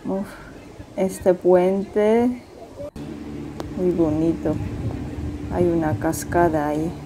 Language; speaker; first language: Spanish; non-native, fluent; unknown